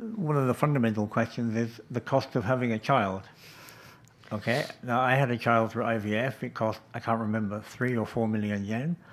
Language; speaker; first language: English; native; English